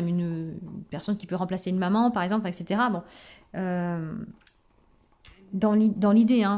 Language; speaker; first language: French; native; French